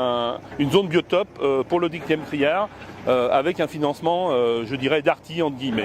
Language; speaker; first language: French; native; French